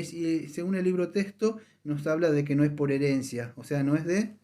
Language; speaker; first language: Spanish; native; Spanish